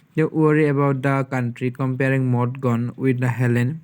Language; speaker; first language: English; non-native, local second language; Assamese